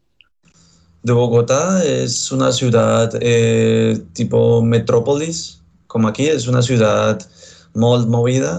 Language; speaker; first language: Catalan; non-native, learner; Spanish